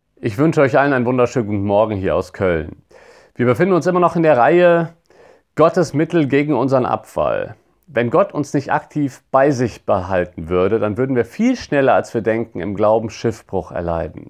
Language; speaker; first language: German; native; German